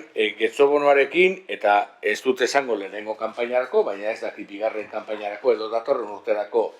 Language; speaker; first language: Basque; native; Basque